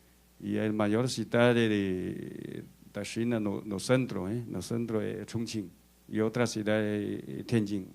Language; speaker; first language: Spanish; non-native, fluent; Chinese